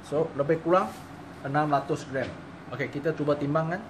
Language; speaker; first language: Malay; non-native, local second language; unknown